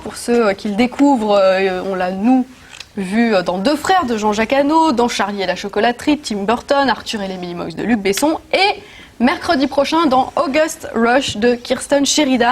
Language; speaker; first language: French; native; French